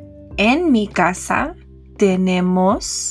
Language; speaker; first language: Spanish; non-native, fluent; English